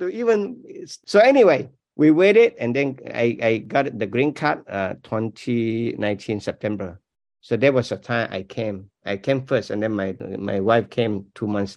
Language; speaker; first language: English; non-native, local second language; Min Nan Chinese